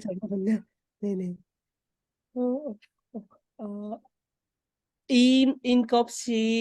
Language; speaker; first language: Korean; non-native, learner; Vietnamese